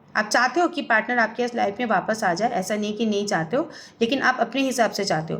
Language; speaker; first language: Hindi; non-native, local second language; Bangla